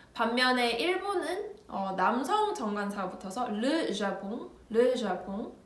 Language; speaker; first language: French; non-native, fluent; Korean